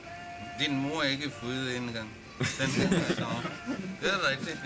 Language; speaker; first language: Danish; non-native, learner; Bangla